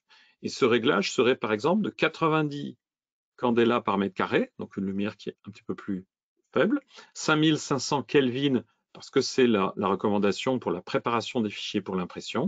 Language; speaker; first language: French; native; French